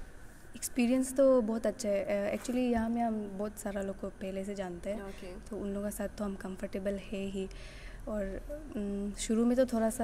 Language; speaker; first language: Hindi; non-native, local second language; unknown